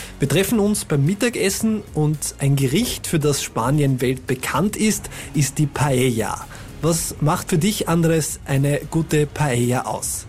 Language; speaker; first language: German; native; German